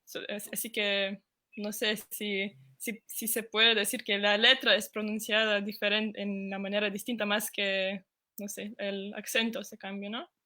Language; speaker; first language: Spanish; non-native, fluent; Lithuanian